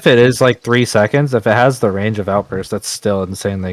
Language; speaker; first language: English; native; English